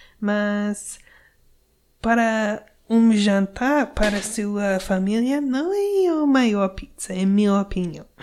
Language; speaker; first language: Portuguese; non-native, learner; English